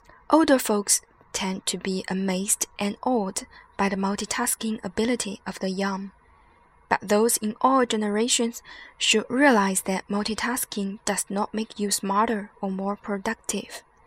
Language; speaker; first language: English; non-native, fluent; Chinese